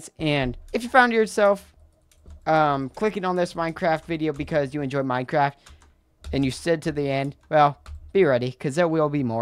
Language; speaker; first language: English; native; English